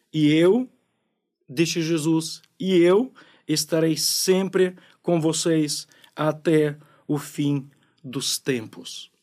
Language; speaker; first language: Portuguese; non-native, fluent; Ukrainian